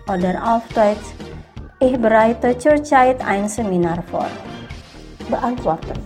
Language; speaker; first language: German; non-native, fluent; Indonesian